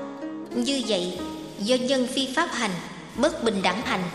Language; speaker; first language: Vietnamese; native; Vietnamese